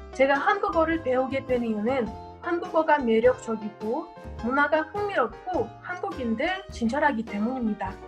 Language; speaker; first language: Korean; non-native, learner; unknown